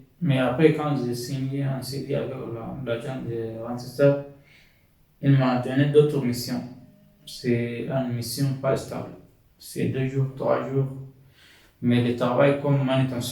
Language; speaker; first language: French; non-native, fluent; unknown